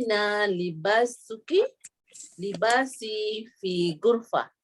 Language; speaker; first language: Arabic; non-native, learner; Malay